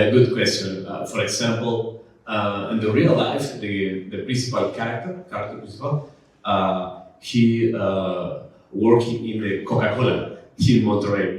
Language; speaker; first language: English; non-native, learner; Spanish